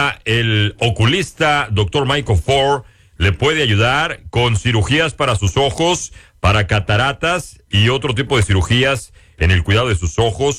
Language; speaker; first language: Spanish; native; Spanish